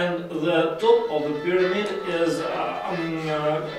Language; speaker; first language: English; non-native, learner; Russian